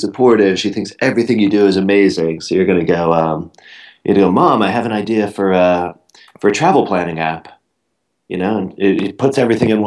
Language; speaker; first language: English; native; English